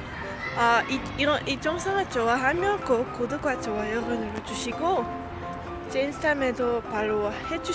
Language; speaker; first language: Korean; non-native, fluent; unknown